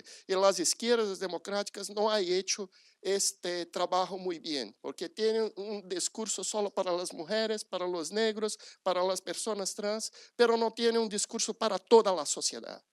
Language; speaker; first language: Spanish; non-native, learner; Portuguese